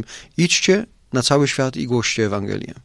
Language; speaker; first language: Polish; native; Polish